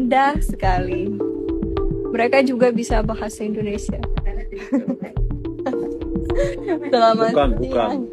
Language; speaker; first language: Indonesian; non-native, fluent; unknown